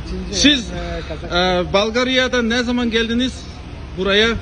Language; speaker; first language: Turkish; non-native, fluent; Kazakh